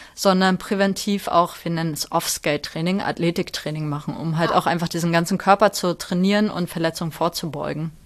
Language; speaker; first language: German; native; German